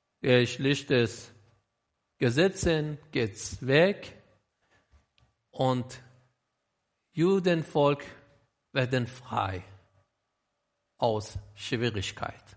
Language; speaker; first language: German; non-native, learner; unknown